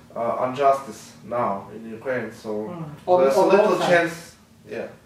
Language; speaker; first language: English; non-native, learner; Ukrainian